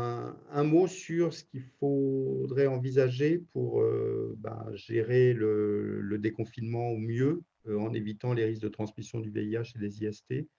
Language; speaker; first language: French; native; French